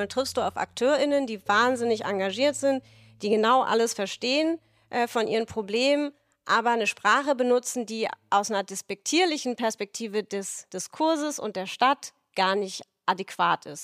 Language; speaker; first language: German; native; German